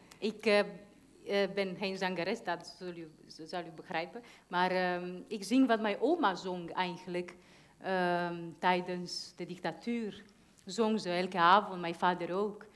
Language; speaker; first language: Dutch; non-native, fluent; Hungarian